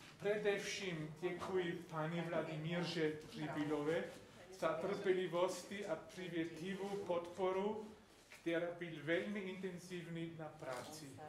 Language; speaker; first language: Czech; non-native, fluent; German